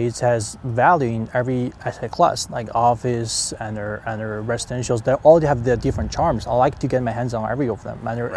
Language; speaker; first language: English; non-native, fluent; Chinese